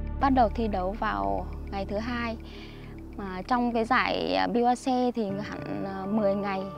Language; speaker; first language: Vietnamese; non-native, local second language; Muong